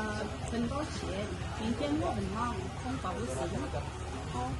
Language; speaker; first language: Chinese; non-native, learner; Malay